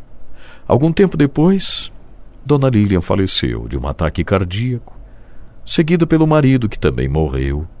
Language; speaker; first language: Portuguese; native; Portuguese